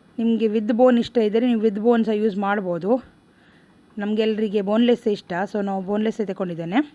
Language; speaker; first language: Kannada; non-native, local second language; Tulu